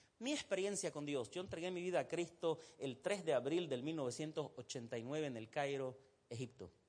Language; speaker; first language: Spanish; non-native, fluent; Arabic